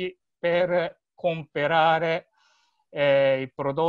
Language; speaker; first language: Italian; non-native, learner; Japanese